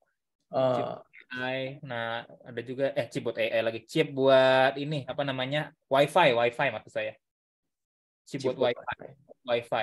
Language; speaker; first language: Indonesian; native; Indonesian